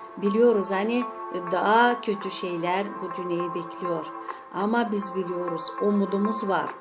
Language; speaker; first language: Turkish; non-native, fluent; Azerbaijani